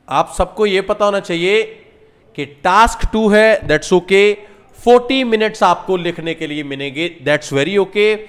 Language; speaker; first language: Hindi; non-native, local second language; Punjabi